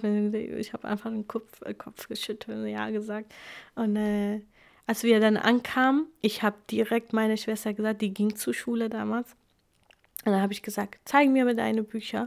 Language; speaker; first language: German; non-native, fluent; Kurdish